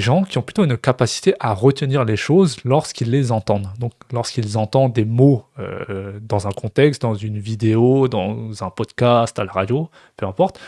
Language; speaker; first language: French; native; French